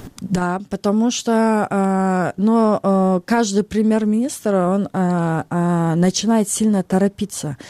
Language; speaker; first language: Russian; non-native, local second language; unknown